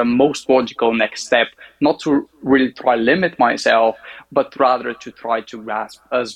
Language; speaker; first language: English; non-native, fluent; Bulgarian